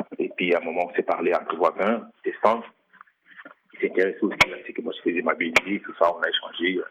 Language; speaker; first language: French; non-native, local second language; Lingala